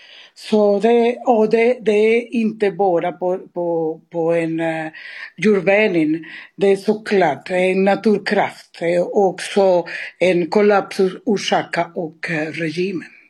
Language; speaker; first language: Swedish; non-native, fluent; Spanish